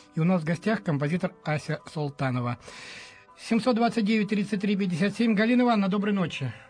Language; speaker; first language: Russian; native; Russian